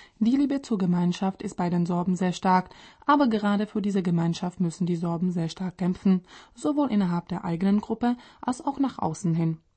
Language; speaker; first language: German; non-native, fluent; Czech